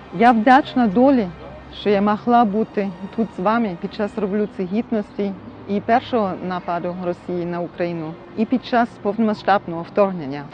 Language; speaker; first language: Ukrainian; non-native, fluent; German